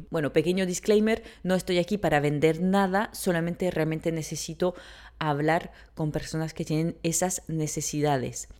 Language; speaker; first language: Spanish; non-native, fluent; French